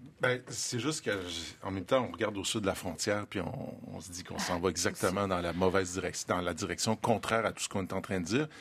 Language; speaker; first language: French; native; French